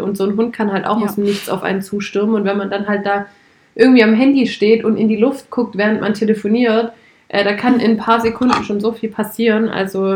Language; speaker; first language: German; native; German